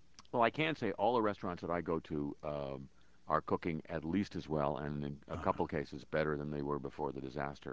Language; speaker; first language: English; native; English